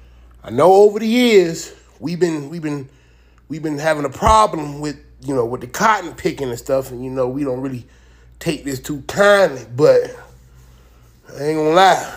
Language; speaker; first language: English; native; English